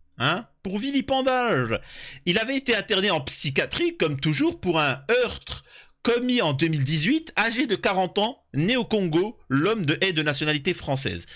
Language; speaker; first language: French; early bilingual, other home language; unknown